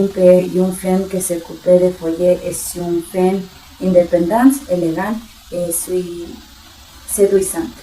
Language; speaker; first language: French; non-native, learner; Spanish